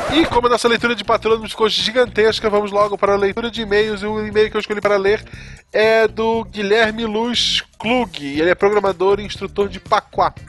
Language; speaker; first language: Portuguese; native; Portuguese